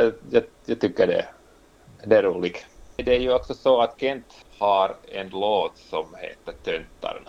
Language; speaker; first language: Swedish; non-native, local second language; Finnish